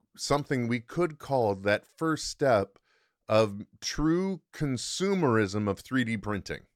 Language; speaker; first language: English; native; English